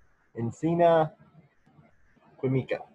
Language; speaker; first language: Spanish; non-native, learner; English